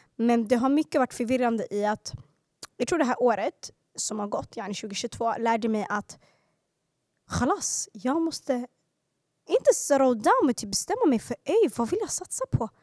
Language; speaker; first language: Swedish; early bilingual, other home language; Arabic